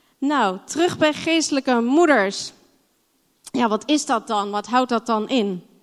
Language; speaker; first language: Dutch; non-native, fluent; English